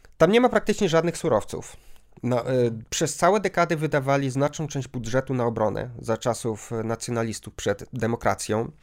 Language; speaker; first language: Polish; native; Polish